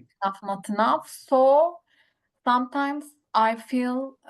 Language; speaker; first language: English; non-native, learner; Turkish